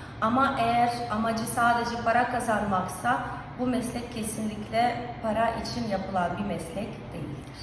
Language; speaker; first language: Turkish; non-native, fluent; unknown